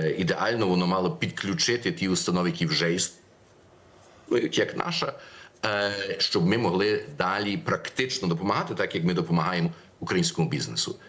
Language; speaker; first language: Ukrainian; early bilingual, heritage; Ukrainian